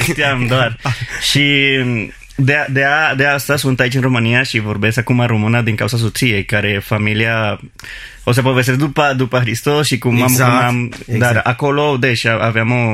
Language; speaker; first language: Romanian; non-native, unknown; Spanish